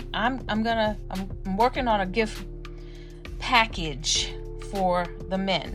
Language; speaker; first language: English; native; English